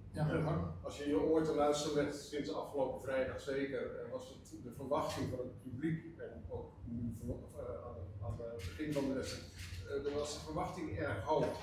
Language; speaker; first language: Dutch; non-native, local second language; Papiamento